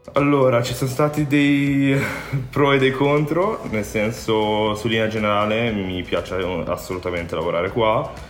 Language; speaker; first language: Italian; early bilingual, other home language; Romanian